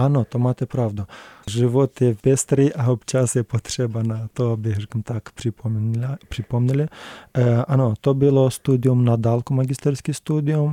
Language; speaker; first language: Czech; non-native, learner; Romanian